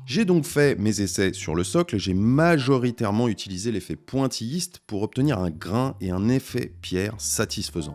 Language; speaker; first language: French; native; French